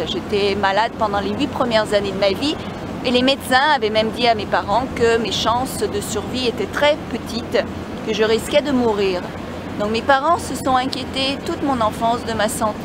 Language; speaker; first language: French; native; French